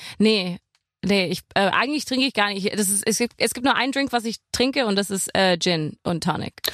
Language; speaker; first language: German; non-native, fluent; English